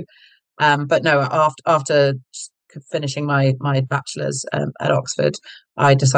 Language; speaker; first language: English; native; English